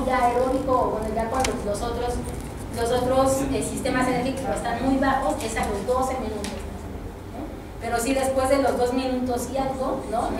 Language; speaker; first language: Spanish; native; Spanish